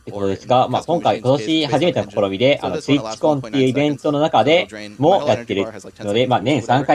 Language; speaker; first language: Japanese; native; Japanese